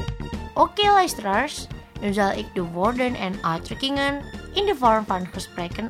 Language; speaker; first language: Dutch; non-native, learner; Indonesian